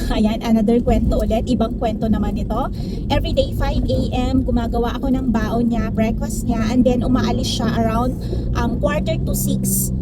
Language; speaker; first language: Filipino; native; Filipino